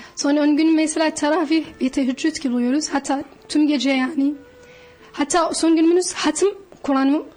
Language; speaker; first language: Turkish; non-native, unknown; Arabic